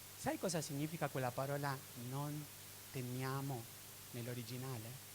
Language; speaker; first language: Italian; non-native, fluent; Spanish